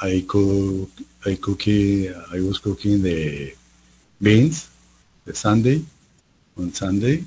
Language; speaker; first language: English; non-native, learner; Spanish